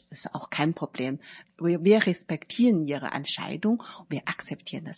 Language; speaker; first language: German; non-native, learner; Chinese